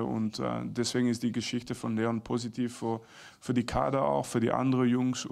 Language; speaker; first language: German; non-native, fluent; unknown